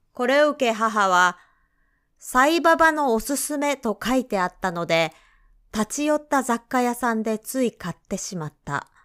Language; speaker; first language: Japanese; native; Japanese